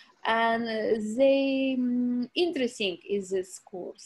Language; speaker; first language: English; non-native, learner; Ukrainian